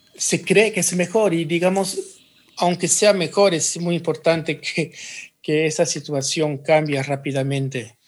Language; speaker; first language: Spanish; early bilingual, heritage; Spanish